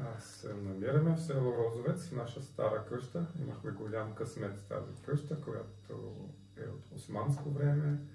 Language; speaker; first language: Bulgarian; non-native, fluent; German